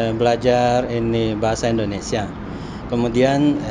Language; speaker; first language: Indonesian; non-native, fluent; Chinese